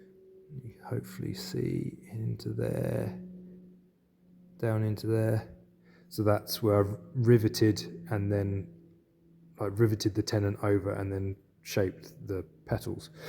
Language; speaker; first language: English; native; English